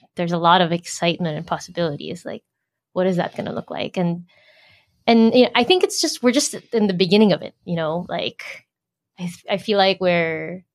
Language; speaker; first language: English; native; English